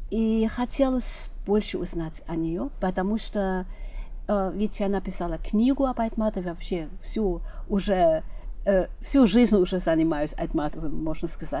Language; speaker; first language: Russian; non-native, fluent; German